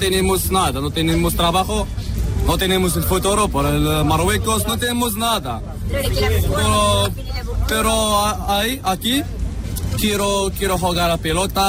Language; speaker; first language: Spanish; non-native, learner; Arabic